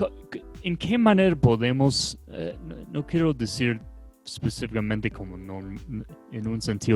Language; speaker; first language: Spanish; non-native, fluent; English